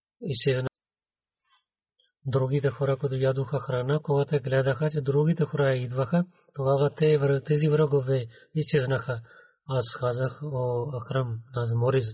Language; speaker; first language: Bulgarian; non-native, learner; Urdu